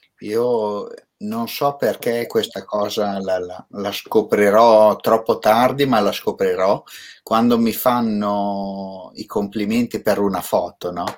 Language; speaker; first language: Italian; native; Italian